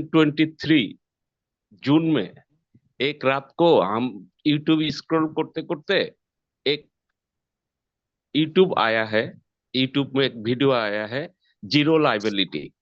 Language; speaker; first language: Hindi; non-native, learner; Bangla